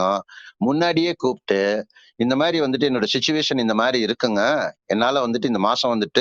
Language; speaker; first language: Tamil; native; Tamil